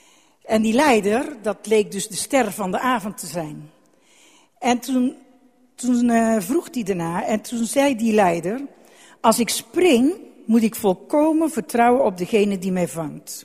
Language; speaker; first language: Dutch; native; Dutch